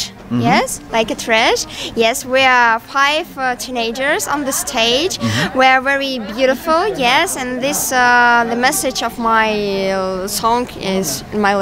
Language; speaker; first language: English; non-native, learner; Russian